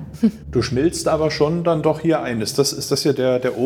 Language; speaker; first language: German; native; German